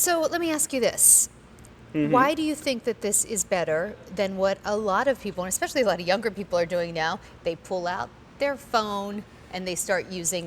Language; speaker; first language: English; native; English